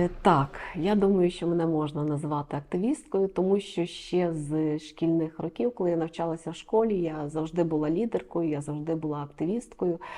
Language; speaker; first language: Ukrainian; native; Ukrainian